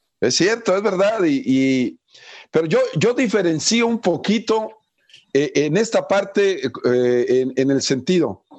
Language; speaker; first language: Spanish; native; Spanish